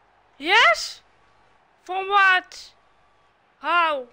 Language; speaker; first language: English; non-native, learner; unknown